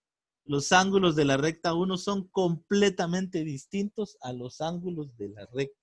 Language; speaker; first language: Spanish; native; Spanish